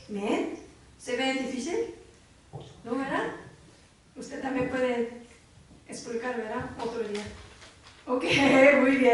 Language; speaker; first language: Spanish; non-native, learner; Korean